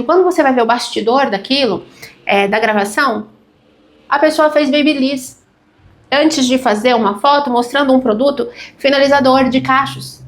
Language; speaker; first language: Portuguese; native; Portuguese